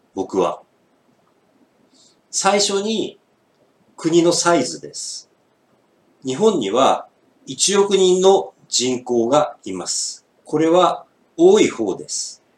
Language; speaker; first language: Japanese; native; Japanese